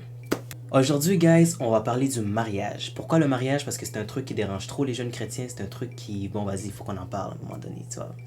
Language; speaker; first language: French; native; French